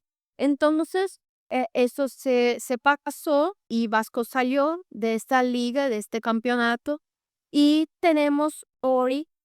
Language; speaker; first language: Spanish; non-native, fluent; Portuguese